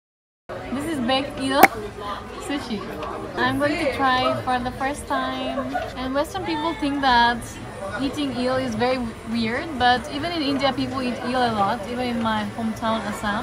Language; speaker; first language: English; non-native, local second language; Assamese